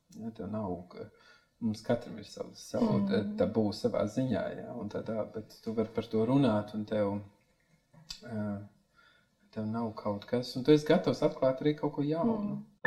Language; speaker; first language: Latvian; native; Latvian